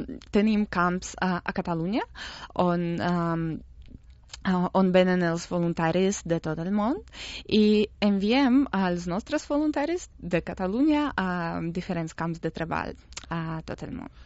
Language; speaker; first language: Catalan; non-native, fluent; Russian